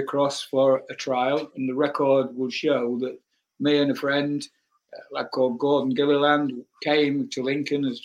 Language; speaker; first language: English; native; English